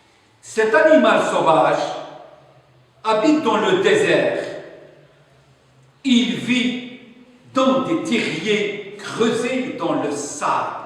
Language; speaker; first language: French; non-native, local second language; Arabic